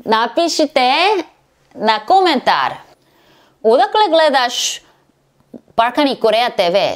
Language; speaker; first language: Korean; non-native, learner; Serbian